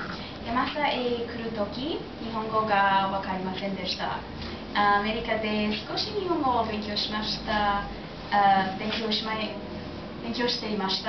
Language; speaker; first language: Japanese; non-native, learner; English